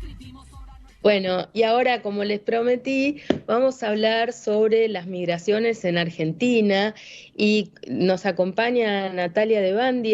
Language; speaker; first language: Spanish; native; Spanish